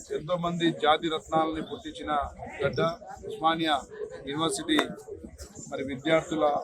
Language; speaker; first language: Telugu; non-native, local second language; Lambadi